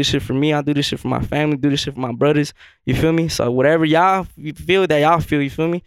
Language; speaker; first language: English; native; English